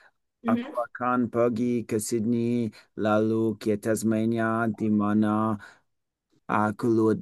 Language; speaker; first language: Indonesian; non-native, learner; English